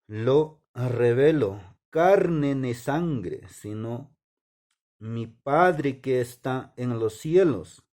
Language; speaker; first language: Spanish; non-native, local second language; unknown